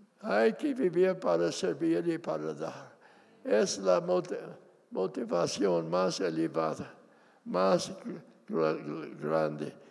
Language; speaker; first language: Spanish; non-native, fluent; English